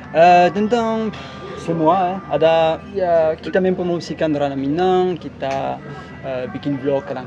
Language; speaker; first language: Indonesian; non-native, learner; French